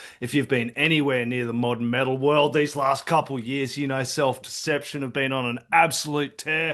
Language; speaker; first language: English; native; English